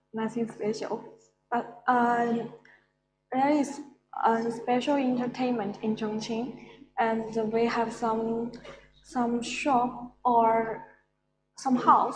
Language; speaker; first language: English; non-native, fluent; Chinese